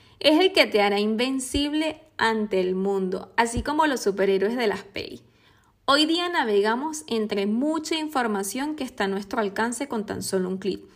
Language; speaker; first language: Spanish; native; Spanish